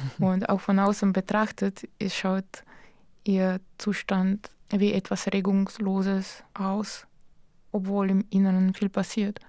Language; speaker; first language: German; non-native, fluent; Slovenian